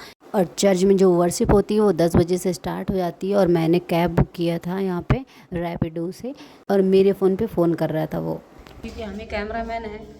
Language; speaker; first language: Hindi; native; Hindi